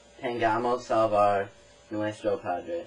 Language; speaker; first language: Spanish; non-native, learner; English